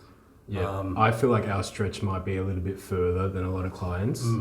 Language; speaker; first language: English; native; English